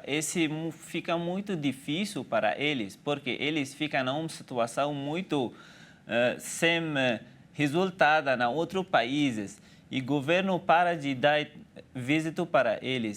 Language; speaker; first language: Portuguese; non-native, learner; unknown